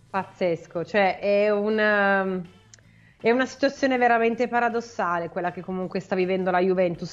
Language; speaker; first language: Italian; native; Italian